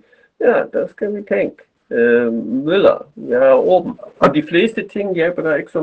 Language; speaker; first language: Danish; non-native, fluent; German